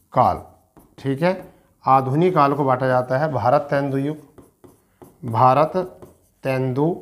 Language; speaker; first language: Hindi; native; Hindi